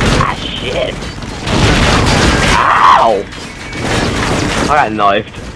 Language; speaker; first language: English; native; English